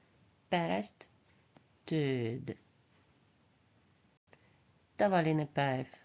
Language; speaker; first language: Estonian; non-native, local second language; Russian